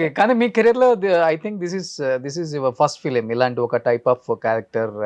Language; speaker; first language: Telugu; native; Telugu